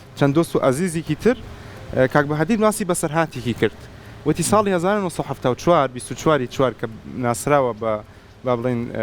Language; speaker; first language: Central Kurdish; early bilingual, heritage; Central Kurdish